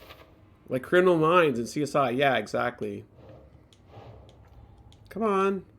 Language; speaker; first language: English; native; English